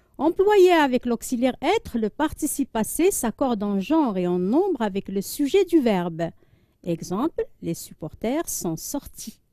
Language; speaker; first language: French; non-native, local second language; Arabic